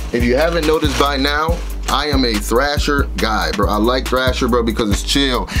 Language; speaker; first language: English; native; English